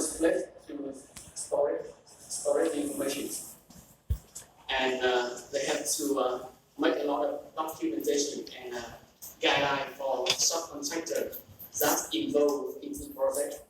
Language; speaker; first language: English; non-native, fluent; Vietnamese